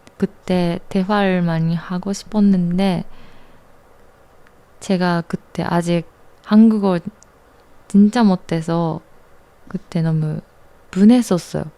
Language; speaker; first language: Korean; non-native, learner; Japanese